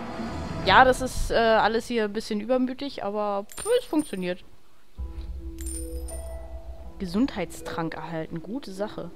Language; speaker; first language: German; native; German